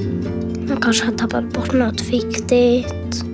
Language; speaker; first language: Swedish; native; Swedish